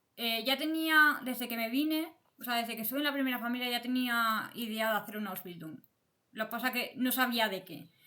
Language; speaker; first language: Spanish; native; Spanish